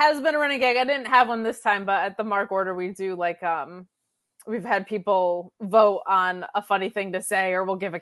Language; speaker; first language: English; native; English